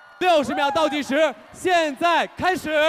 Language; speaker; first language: Chinese; native; Chinese